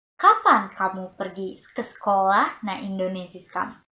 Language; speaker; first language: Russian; non-native, learner; Indonesian